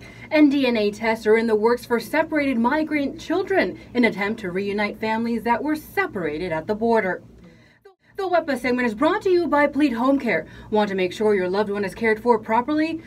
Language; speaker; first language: English; early bilingual, other home language; Spanish